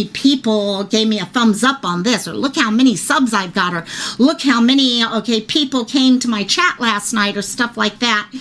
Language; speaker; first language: English; native; English